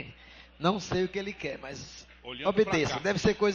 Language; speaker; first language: Portuguese; native; Portuguese